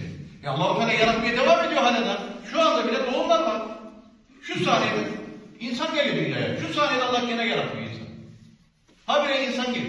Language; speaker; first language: Turkish; native; Turkish